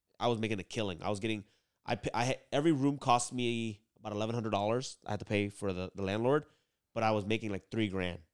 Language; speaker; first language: English; early bilingual, other home language; Vietnamese